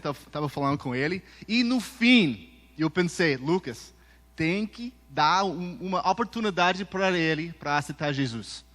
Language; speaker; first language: Portuguese; early bilingual, heritage; Portuguese